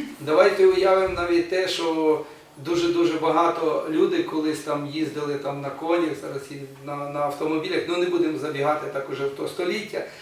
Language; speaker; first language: Ukrainian; non-native, local second language; Russian